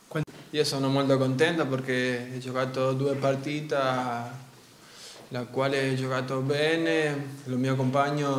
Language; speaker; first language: Italian; non-native, learner; Spanish